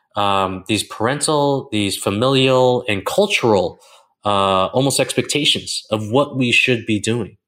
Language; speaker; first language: English; native; English